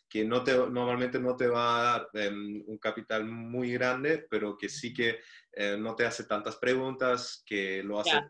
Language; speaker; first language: Spanish; non-native, fluent; German